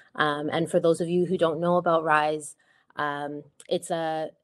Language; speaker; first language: English; native; English